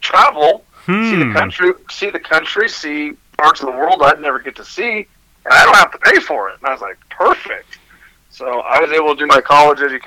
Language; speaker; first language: English; native; English